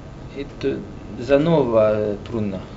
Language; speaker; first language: Russian; non-native, learner; French